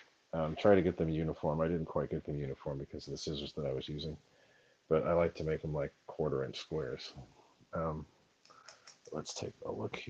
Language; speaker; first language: English; native; English